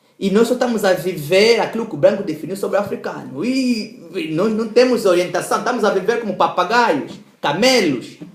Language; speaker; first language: Portuguese; native; Portuguese